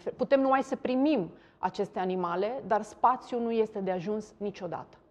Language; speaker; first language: Romanian; non-native, fluent; Italian